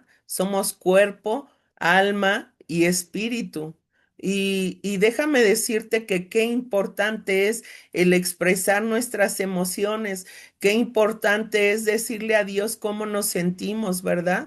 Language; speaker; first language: Spanish; native; Spanish